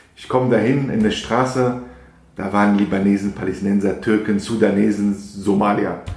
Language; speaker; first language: German; non-native, fluent; Persian